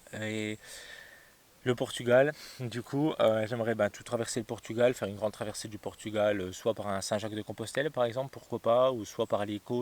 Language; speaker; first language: French; native; French